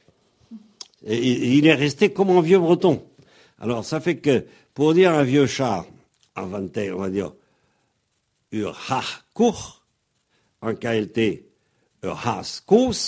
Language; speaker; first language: French; native; French